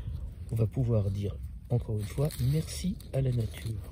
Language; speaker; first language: French; native; French